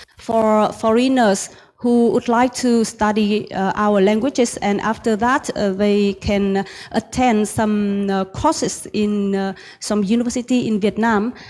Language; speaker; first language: English; non-native, learner; Vietnamese